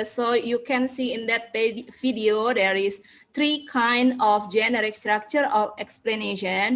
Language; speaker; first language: English; non-native, learner; Indonesian